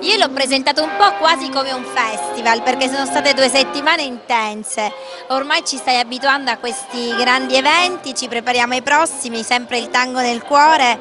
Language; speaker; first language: Italian; native; Italian